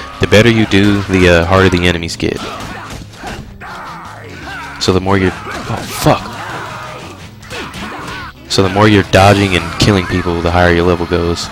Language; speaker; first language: English; native; English